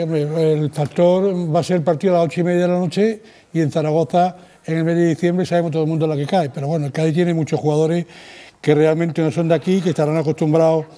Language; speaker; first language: Spanish; native; Spanish